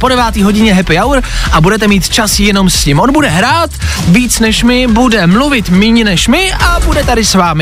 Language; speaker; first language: Czech; native; Czech